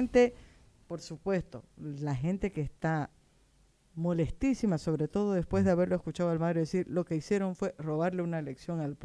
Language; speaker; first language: Spanish; native; Spanish